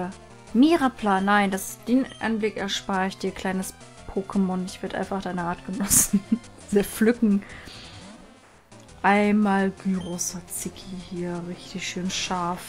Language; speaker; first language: German; native; German